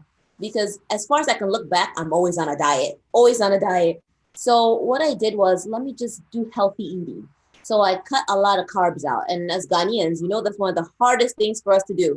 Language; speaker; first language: English; early bilingual, other home language; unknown